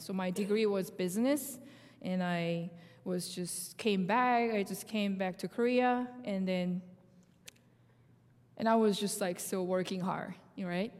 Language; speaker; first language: English; non-native, fluent; Korean